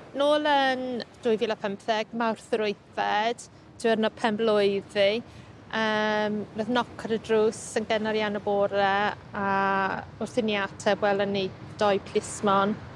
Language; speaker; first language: Welsh; native; Welsh